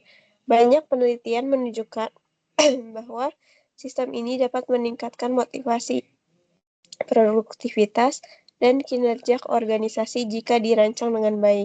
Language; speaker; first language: Indonesian; native; Indonesian